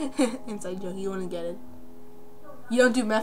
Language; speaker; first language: English; native; English